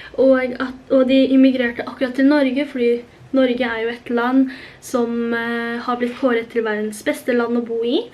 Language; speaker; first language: Norwegian; early bilingual, other home language; Korean